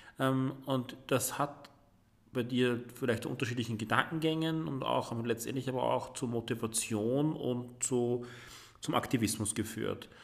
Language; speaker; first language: German; native; German